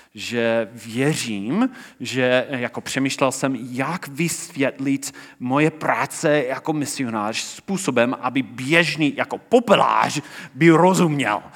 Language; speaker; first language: Czech; non-native, fluent; English